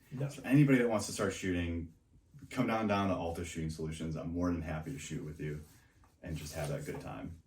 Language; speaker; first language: English; native; English